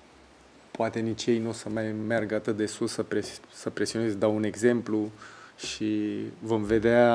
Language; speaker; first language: Romanian; non-native, fluent; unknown